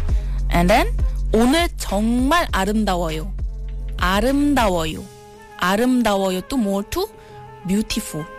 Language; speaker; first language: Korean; non-native, fluent; Malay